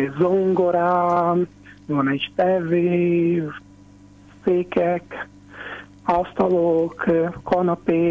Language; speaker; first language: Hungarian; non-native, learner; Portuguese